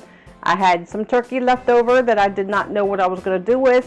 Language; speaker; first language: English; native; English